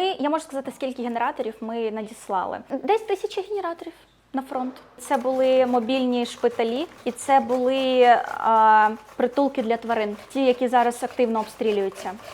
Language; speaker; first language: Ukrainian; native; Ukrainian